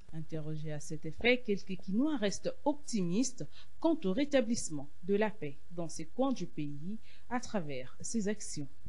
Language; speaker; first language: French; non-native, local second language; Lingala